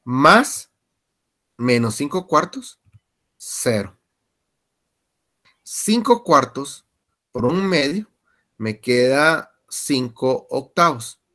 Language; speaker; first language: Spanish; native; Spanish